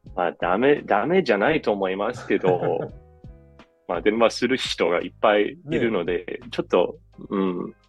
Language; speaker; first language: Japanese; non-native, fluent; Danish